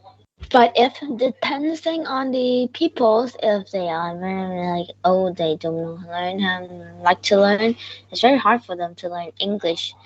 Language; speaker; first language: English; non-native, learner; Vietnamese